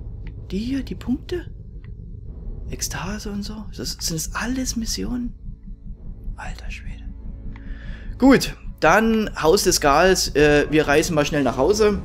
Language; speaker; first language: German; native; German